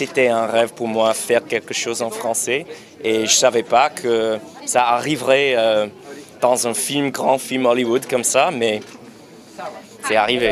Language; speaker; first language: French; non-native, fluent; English